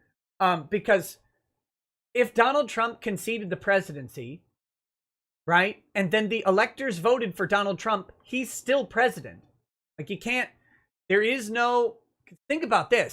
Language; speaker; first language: English; native; English